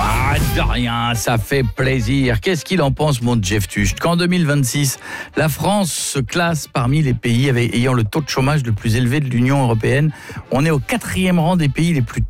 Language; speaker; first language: French; native; French